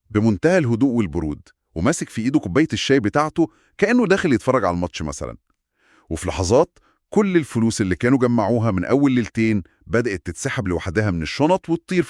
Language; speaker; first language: Arabic; native; Arabic